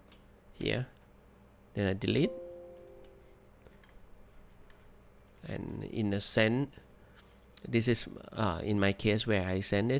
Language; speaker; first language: English; non-native, fluent; Thai